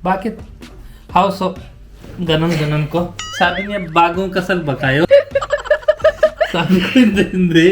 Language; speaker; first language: Filipino; non-native, learner; Punjabi